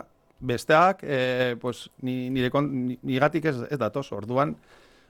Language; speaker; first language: Basque; non-native, local second language; Spanish